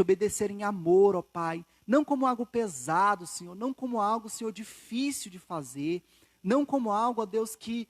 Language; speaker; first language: Portuguese; native; Portuguese